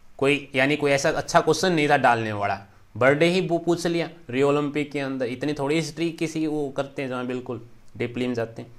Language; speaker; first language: Hindi; native; Hindi